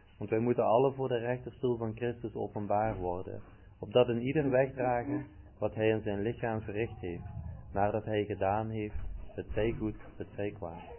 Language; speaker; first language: Dutch; native; Dutch